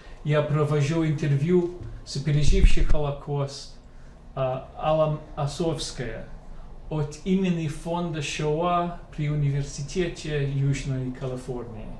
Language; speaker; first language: Russian; non-native, fluent; English